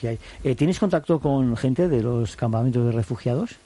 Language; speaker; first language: Spanish; native; Spanish